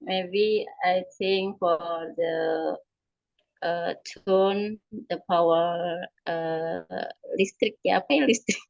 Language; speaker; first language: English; non-native, learner; Indonesian